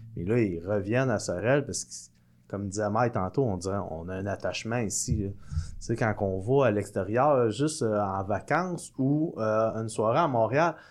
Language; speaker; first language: French; native; French